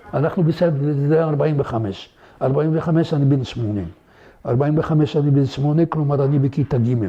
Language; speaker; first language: Hebrew; non-native, fluent; French